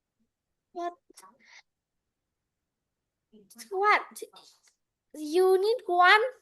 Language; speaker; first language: English; non-native, learner; Vietnamese